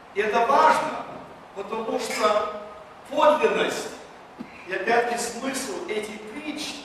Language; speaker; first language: Russian; early bilingual, heritage; Russian